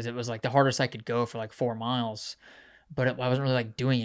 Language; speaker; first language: English; native; English